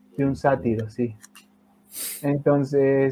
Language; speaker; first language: Spanish; native; Spanish